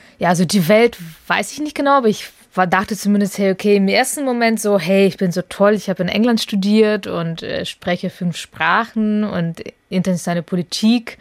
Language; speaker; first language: German; early bilingual, other home language; Russian